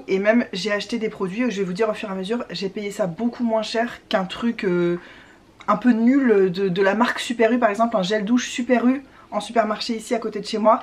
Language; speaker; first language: French; native; French